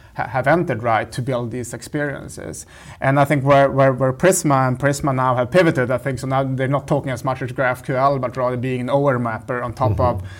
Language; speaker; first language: English; non-native, fluent; Swedish